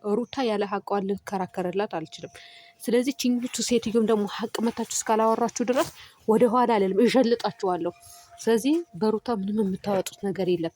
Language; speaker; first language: Amharic; non-native, local second language; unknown